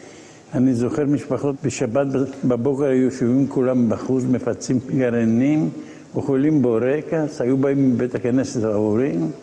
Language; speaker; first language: Hebrew; non-native, fluent; Ladino